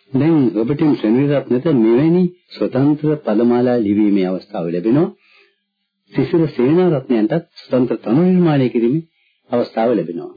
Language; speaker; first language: Sinhala; native; Sinhala